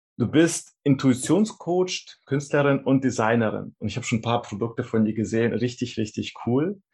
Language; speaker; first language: German; early bilingual, other home language; Russian